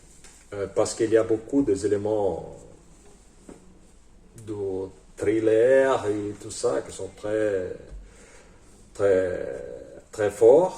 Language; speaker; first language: French; non-native, fluent; Portuguese